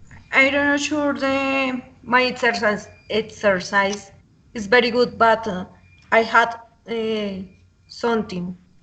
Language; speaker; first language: English; non-native, learner; Spanish